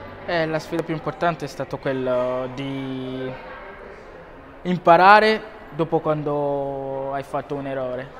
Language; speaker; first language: Italian; non-native, learner; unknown